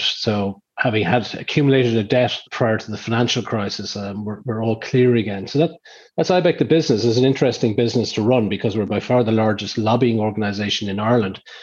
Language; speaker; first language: English; native; English